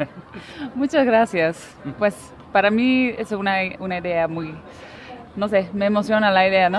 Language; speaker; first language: Spanish; non-native, fluent; Dutch